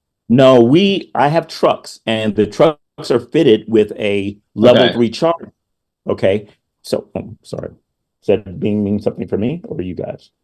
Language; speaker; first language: English; native; English